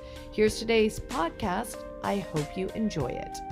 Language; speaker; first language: English; native; English